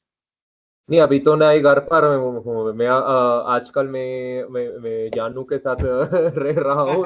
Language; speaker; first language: Hindi; non-native, fluent; Spanish